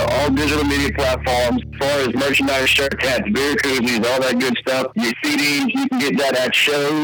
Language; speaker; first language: English; native; English